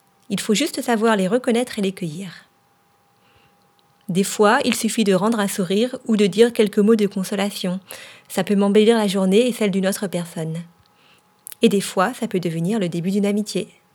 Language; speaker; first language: French; native; French